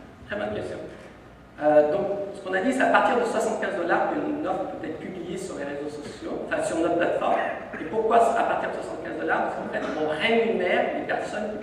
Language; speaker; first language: French; native; French